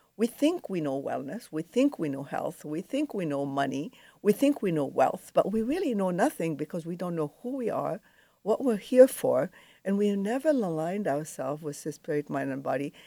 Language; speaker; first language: English; non-native, fluent; Arabic